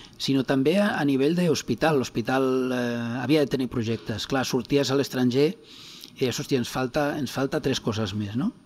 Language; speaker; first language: Catalan; non-native, local second language; Spanish